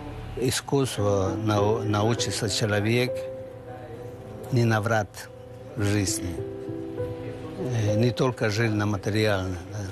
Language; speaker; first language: Russian; non-native, learner; Spanish